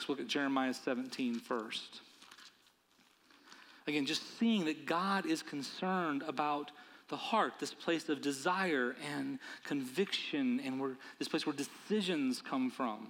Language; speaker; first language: English; native; English